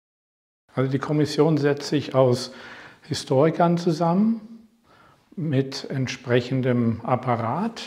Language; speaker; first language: German; non-native, fluent; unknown